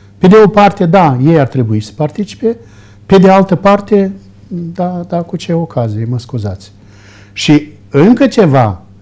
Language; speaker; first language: Romanian; native; Romanian